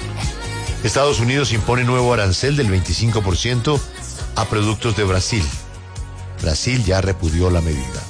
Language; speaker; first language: Spanish; native; Spanish